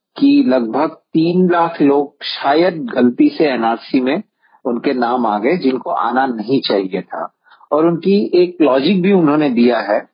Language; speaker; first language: Hindi; non-native, local second language; Assamese